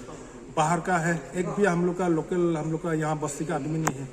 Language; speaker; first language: Hindi; non-native, local second language; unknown